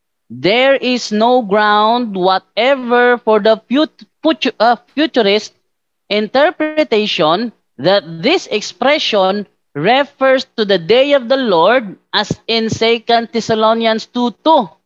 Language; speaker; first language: English; non-native, local second language; Filipino